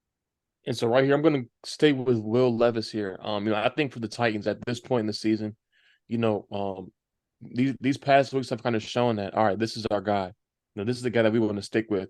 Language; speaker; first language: English; native; English